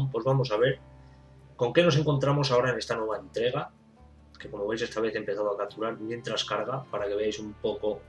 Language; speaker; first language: Spanish; native; Spanish